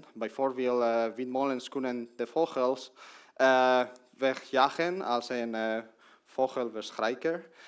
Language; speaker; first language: Dutch; non-native, learner; Spanish